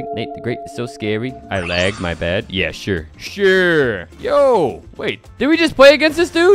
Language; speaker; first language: English; native; English